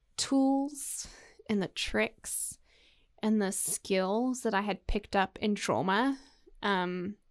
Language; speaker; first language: English; native; English